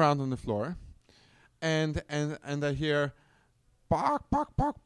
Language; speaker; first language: English; non-native, fluent; German